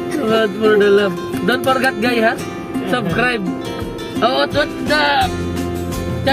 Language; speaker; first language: English; non-native, learner; Filipino